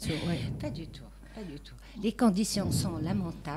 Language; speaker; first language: French; non-native, local second language; Arabic